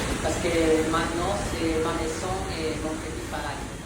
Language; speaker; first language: French; non-native, fluent; Spanish